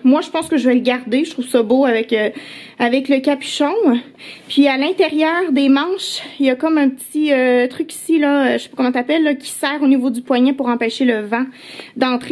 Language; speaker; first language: French; native; French